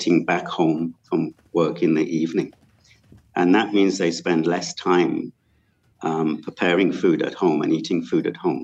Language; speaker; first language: English; native; English